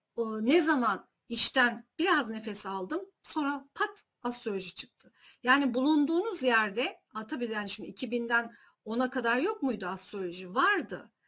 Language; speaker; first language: Turkish; early bilingual, heritage; Turkish